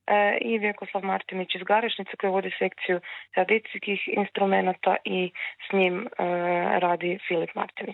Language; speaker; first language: Serbian; native; Serbian